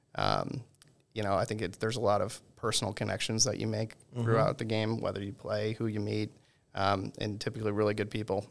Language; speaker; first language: English; native; English